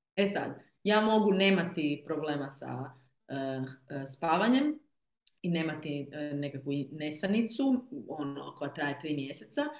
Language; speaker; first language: Croatian; native; Croatian